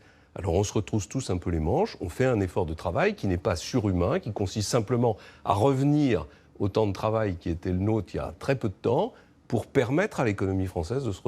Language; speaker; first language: French; native; French